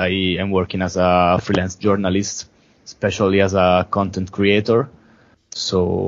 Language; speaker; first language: English; non-native, fluent; Italian